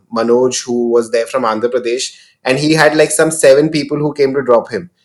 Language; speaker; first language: English; non-native, local second language; Hindi